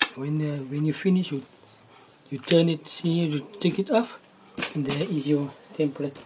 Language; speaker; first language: English; non-native, local second language; Afrikaans